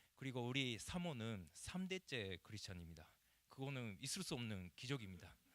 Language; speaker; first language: Korean; non-native, fluent; Japanese